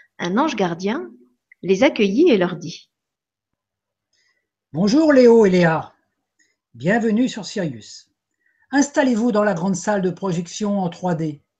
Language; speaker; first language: French; native; French